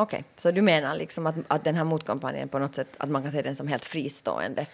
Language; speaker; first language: Swedish; native; Swedish